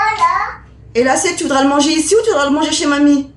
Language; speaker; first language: French; native; French